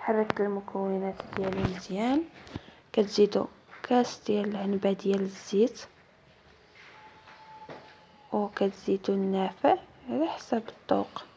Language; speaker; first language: Arabic; native; Arabic